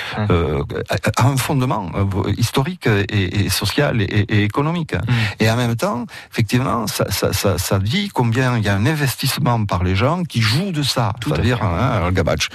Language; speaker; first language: French; early bilingual, other home language; Catalan